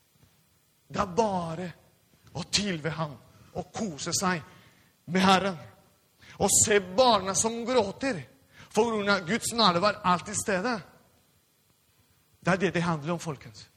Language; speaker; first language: Norwegian; non-native, fluent; Spanish